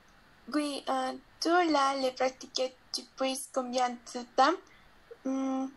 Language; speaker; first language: French; non-native, learner; Spanish